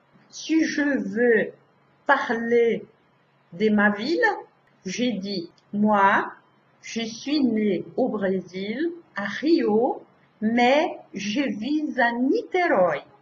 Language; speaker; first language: French; non-native, fluent; Portuguese